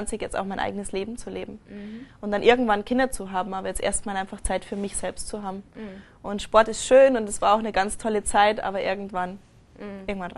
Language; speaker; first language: German; native; German